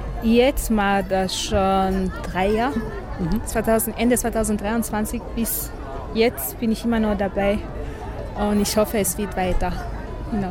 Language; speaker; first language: German; non-native, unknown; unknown